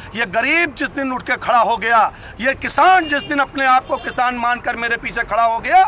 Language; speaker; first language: Hindi; native; Hindi